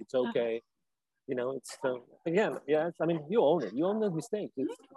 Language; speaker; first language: English; non-native, fluent; Spanish